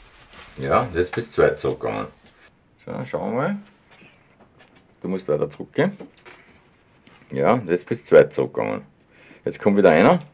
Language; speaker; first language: German; native; German